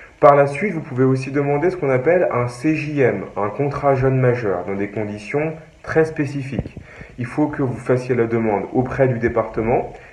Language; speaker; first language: French; native; French